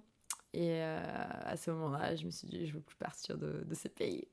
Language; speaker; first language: French; non-native, fluent; Portuguese